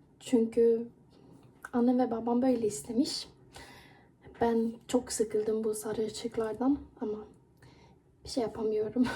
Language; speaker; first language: Turkish; non-native, fluent; Persian